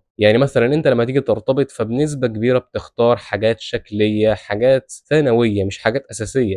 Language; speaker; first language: Arabic; native; Arabic